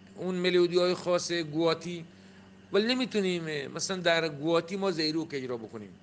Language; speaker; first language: Persian; non-native, local second language; Baluchi